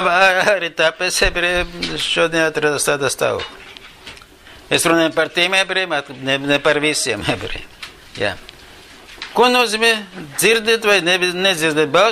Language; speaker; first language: Latvian; non-native, local second language; Russian